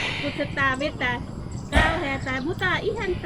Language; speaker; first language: Finnish; non-native, learner; Thai